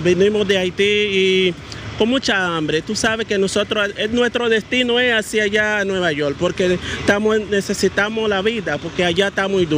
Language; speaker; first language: Spanish; non-native, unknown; Haitian Creole